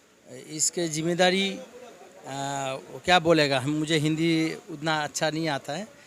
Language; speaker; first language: Hindi; non-native, local second language; Bangla